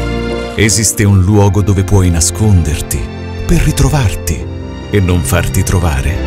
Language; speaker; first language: Italian; native; Italian